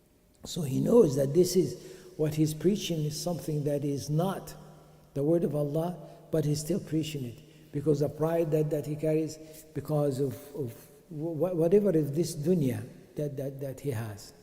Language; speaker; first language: English; non-native, fluent; Arabic